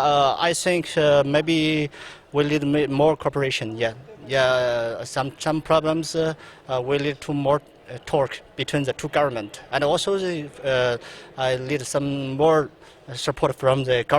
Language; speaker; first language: English; non-native, learner; Chinese